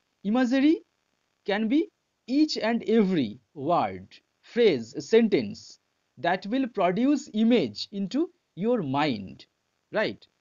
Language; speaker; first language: English; non-native, local second language; Bangla